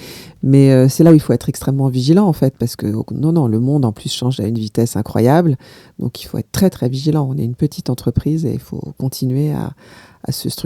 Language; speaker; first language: French; native; French